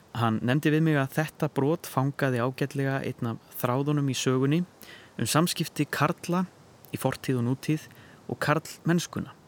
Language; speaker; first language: Icelandic; native; Icelandic